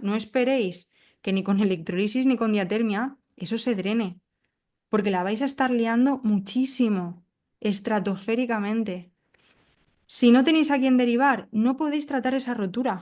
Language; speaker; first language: Spanish; native; Spanish